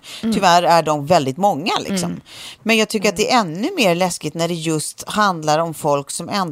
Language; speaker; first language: Swedish; native; Swedish